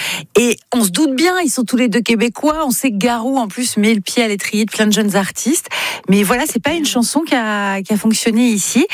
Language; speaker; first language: French; native; French